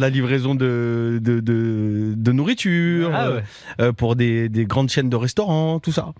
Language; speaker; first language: French; native; French